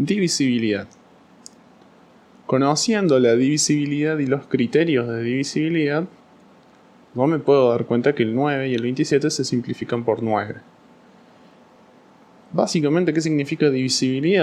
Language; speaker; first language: Spanish; native; Spanish